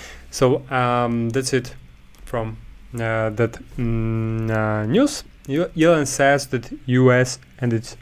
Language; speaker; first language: English; non-native, fluent; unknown